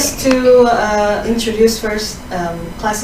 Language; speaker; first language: English; non-native, fluent; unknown